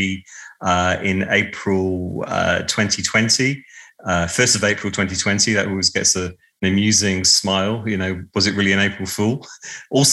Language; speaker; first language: English; native; English